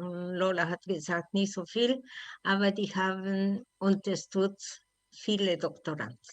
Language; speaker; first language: German; non-native, learner; Spanish